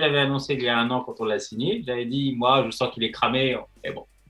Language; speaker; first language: French; native; French